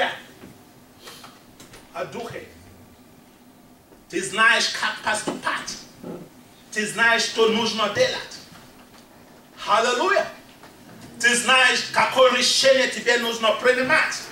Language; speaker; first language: Russian; non-native, fluent; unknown